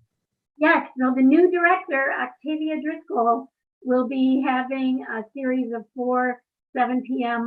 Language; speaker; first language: English; native; English